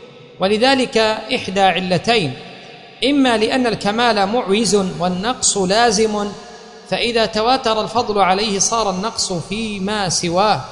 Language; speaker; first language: Arabic; native; Arabic